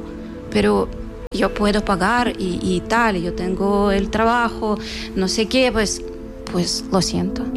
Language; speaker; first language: Spanish; non-native, fluent; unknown